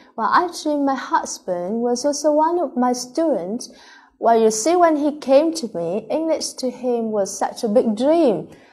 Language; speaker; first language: English; non-native, fluent; Vietnamese